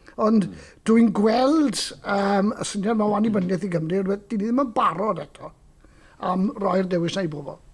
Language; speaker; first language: Welsh; native; Welsh